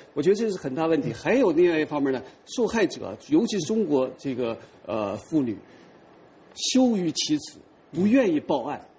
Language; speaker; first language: Chinese; native; Chinese